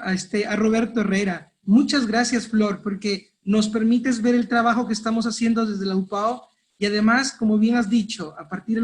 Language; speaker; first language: Spanish; native; Spanish